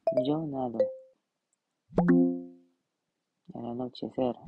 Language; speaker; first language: Spanish; non-native, learner; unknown